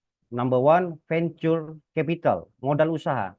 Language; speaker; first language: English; non-native, fluent; Indonesian